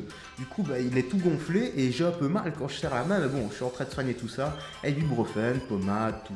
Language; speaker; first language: French; native; French